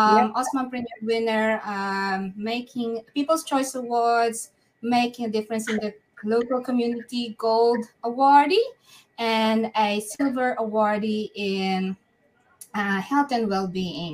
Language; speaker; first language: English; non-native, local second language; Filipino